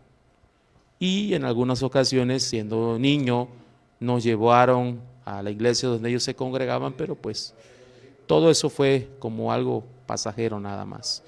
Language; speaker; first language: Spanish; native; Spanish